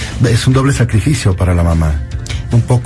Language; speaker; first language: Spanish; native; Spanish